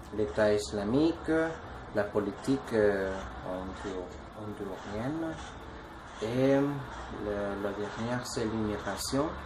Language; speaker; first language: French; non-native, learner; Spanish